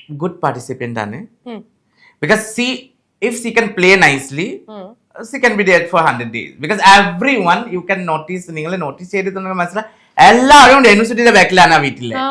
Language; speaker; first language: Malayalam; non-native, fluent; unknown